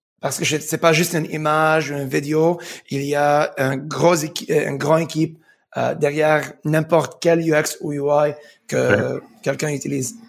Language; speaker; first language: French; early bilingual, heritage; French